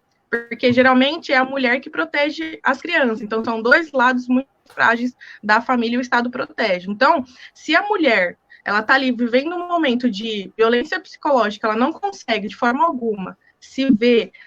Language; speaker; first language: Portuguese; native; Portuguese